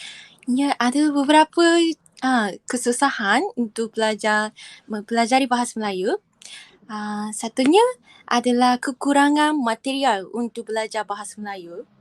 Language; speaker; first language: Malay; non-native, fluent; Japanese